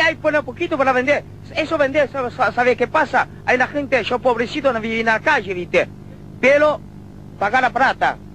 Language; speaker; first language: Spanish; non-native, learner; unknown